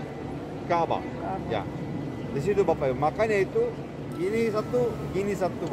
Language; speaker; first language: Indonesian; non-native, fluent; Turkish